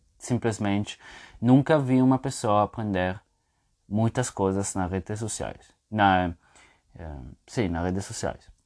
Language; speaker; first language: Portuguese; non-native, fluent; French